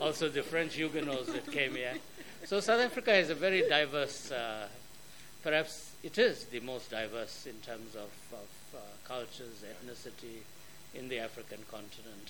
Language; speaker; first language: English; native; English